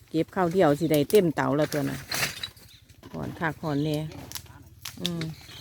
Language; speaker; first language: Thai; native; Thai